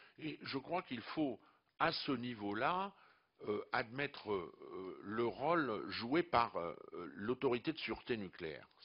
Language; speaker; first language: French; native; French